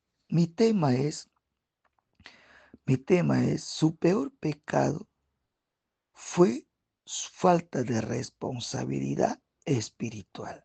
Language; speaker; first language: Spanish; native; Spanish